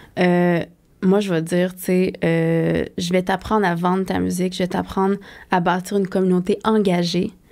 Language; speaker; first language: French; native; French